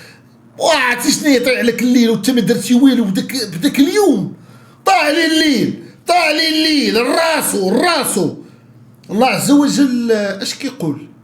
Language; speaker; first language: Arabic; native; Arabic